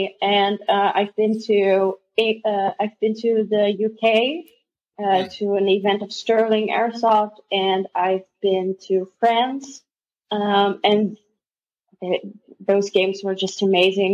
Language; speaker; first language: English; non-native, fluent; Dutch